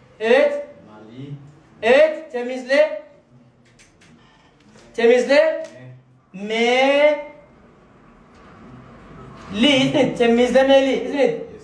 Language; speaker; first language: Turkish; non-native, fluent; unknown